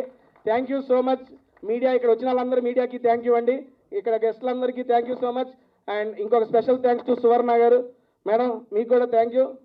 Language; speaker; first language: Telugu; native; Telugu